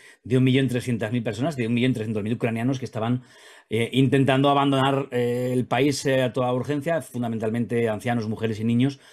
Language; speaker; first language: Spanish; native; Spanish